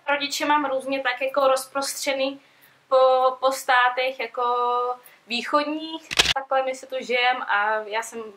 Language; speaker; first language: Czech; early bilingual, other home language; Russian